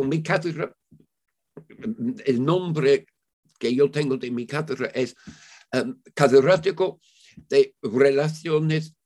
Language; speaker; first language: Spanish; non-native, fluent; English